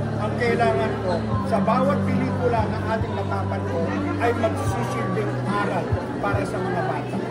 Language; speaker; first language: Filipino; native; Filipino